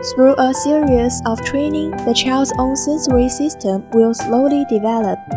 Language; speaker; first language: English; non-native, learner; Chinese